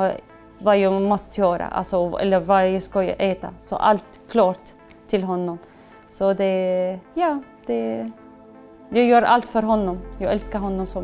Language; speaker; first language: Swedish; non-native, learner; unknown